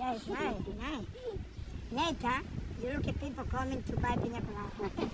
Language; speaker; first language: English; non-native, learner; Spanish